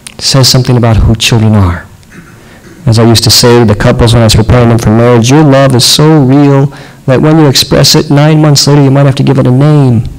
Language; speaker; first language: English; native; English